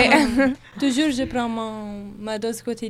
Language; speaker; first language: French; non-native, learner; Italian